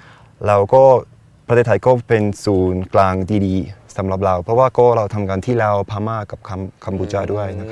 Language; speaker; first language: Thai; non-native, fluent; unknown